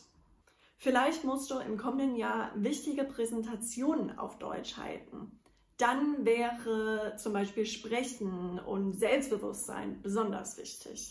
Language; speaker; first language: German; non-native, fluent; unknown